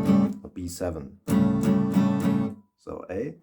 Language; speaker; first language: English; non-native, fluent; German